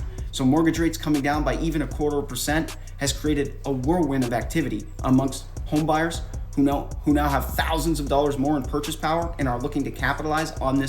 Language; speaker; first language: English; native; English